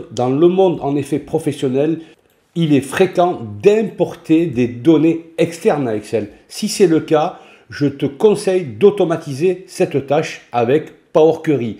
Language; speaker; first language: French; native; French